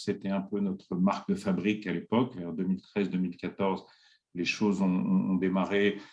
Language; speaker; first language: French; native; French